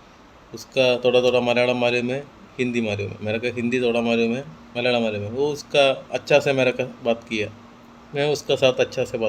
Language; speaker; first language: Hindi; non-native, local second language; Malayalam